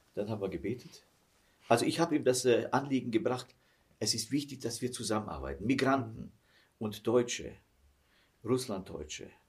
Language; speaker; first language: German; early bilingual, heritage; German